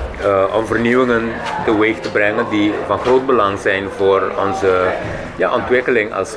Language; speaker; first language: Dutch; non-native, local second language; Papiamento